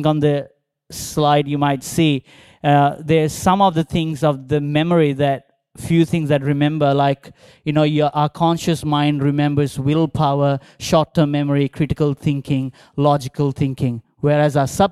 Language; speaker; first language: English; non-native, local second language; Telugu